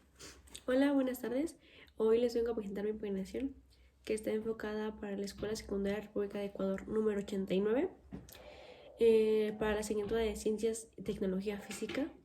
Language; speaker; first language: Spanish; native; Spanish